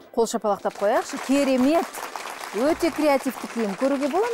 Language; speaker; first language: Kazakh; native; Kazakh